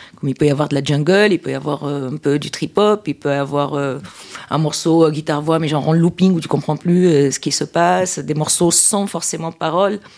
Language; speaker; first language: French; non-native, local second language; Arabic